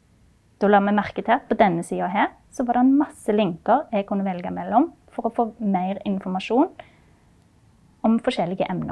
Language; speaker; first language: Norwegian; native; Norwegian